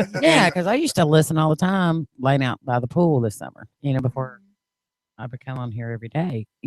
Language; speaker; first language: English; native; English